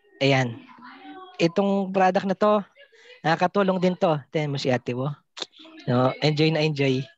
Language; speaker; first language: Filipino; non-native, local second language; Cebuano